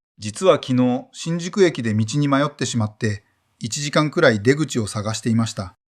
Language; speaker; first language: Japanese; non-native, fluent; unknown